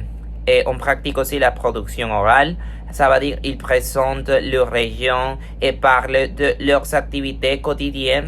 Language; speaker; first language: French; non-native, fluent; Spanish